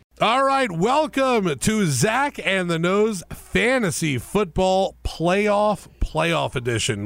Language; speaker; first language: English; native; English